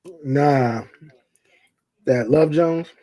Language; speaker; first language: English; native; English